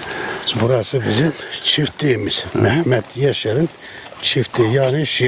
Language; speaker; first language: Turkish; native; Turkish